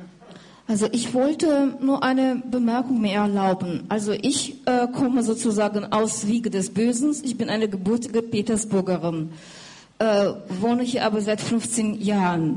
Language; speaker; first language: German; non-native, fluent; Russian